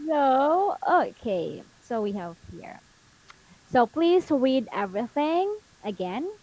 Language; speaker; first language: English; non-native, fluent; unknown